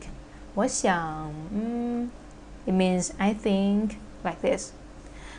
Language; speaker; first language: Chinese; non-native, fluent; Thai